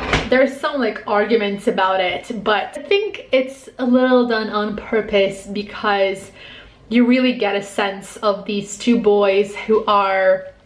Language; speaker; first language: English; non-native, fluent; Russian